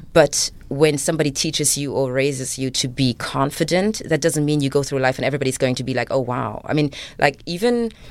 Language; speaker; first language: English; non-native, fluent; German